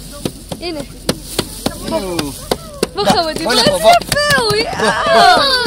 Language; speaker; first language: Hebrew; native; Hebrew